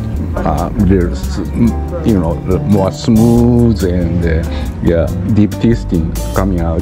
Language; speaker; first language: English; non-native, learner; Japanese